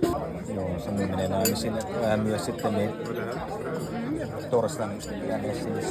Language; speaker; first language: Finnish; native; Finnish